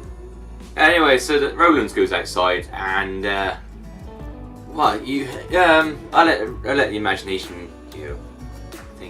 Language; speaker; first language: English; native; English